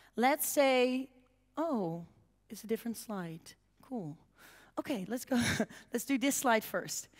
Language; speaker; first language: English; non-native, fluent; Dutch